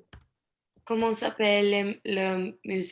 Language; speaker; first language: French; non-native, learner; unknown